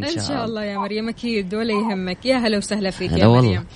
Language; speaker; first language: Arabic; native; Arabic